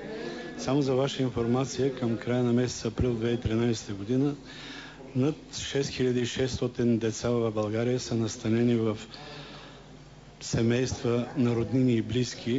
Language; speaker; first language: Bulgarian; native; Bulgarian